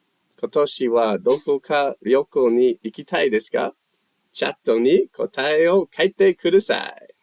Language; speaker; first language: Japanese; non-native, learner; English